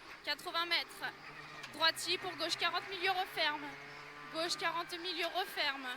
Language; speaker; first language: French; native; French